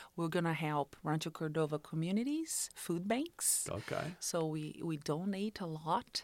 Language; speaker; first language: English; non-native, fluent; Portuguese